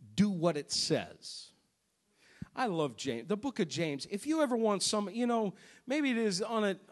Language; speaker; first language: English; native; English